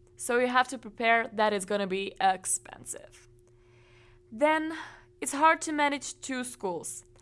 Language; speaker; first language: English; non-native, fluent; Czech